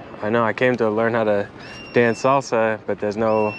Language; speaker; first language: English; native; English